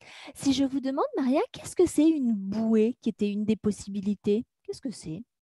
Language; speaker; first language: French; native; French